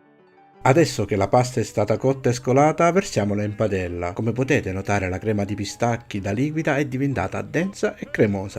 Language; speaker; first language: Italian; native; Italian